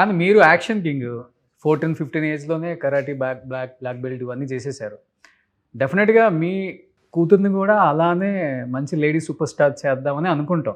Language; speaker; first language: Telugu; native; Telugu